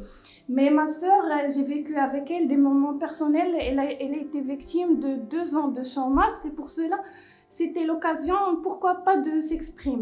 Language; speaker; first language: French; non-native, local second language; Arabic